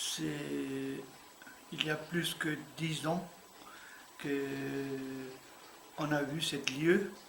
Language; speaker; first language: French; non-native, learner; Tibetan